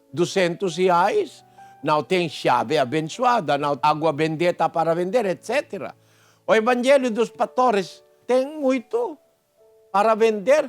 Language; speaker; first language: Portuguese; non-native, fluent; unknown